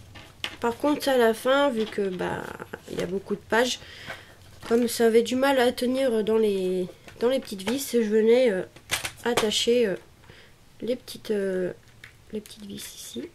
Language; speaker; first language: French; native; French